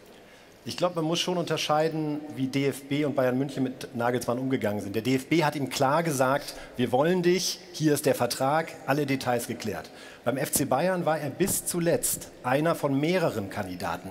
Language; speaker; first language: German; native; German